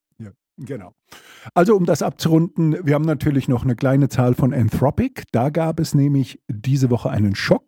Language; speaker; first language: German; native; German